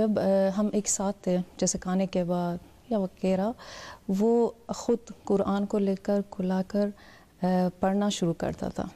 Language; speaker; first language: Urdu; non-native, fluent; Persian